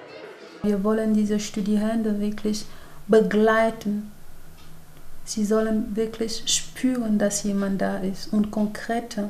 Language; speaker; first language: German; non-native, fluent; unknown